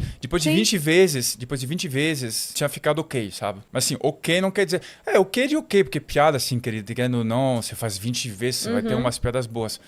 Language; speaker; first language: Portuguese; non-native, fluent; French